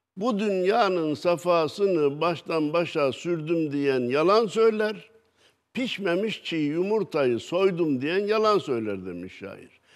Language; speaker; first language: Turkish; native; Turkish